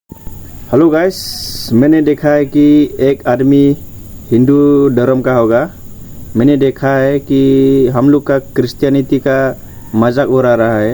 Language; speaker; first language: Hindi; non-native, local second language; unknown